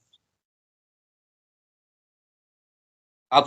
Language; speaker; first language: English; non-native, learner; Hindi